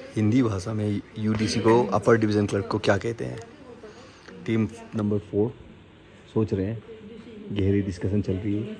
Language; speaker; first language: Hindi; non-native, local second language; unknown